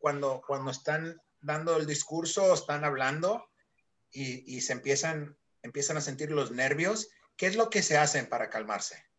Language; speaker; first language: Spanish; early bilingual, other home language; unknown